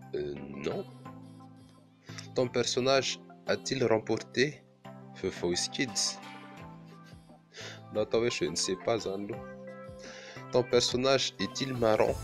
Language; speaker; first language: French; non-native, local second language; Malagasy